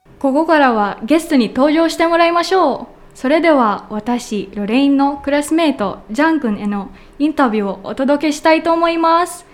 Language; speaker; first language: Japanese; non-native, learner; Filipino